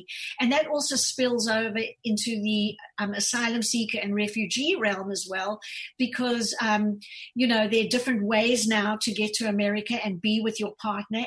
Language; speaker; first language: English; native; English